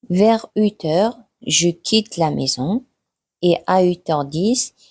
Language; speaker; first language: French; non-native, fluent; Mongolian